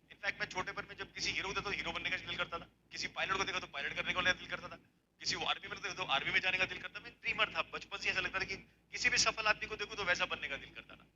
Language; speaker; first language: Hindi; native; Hindi